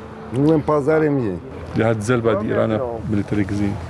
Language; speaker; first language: German; non-native, learner; Central Kurdish